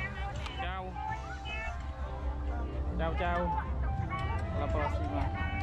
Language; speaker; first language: Italian; non-native, fluent; Vietnamese